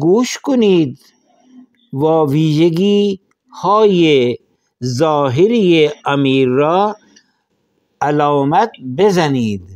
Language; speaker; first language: Persian; non-native, fluent; Urdu